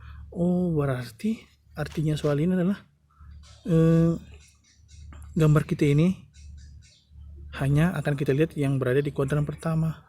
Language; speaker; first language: Indonesian; native; Indonesian